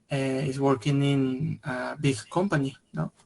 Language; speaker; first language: English; non-native, learner; Spanish